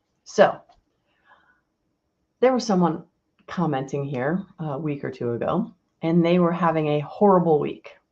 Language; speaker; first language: English; native; English